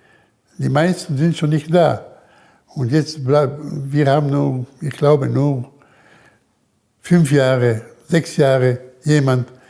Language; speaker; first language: German; early bilingual, heritage; German